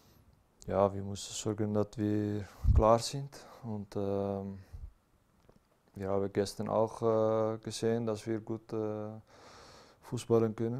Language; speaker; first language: German; non-native, learner; Dutch